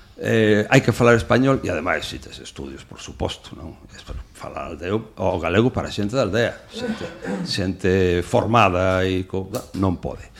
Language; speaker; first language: Galician; non-native, local second language; Spanish